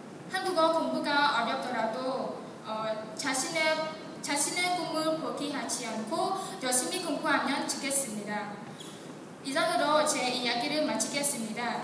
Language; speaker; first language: Korean; non-native, learner; Khmer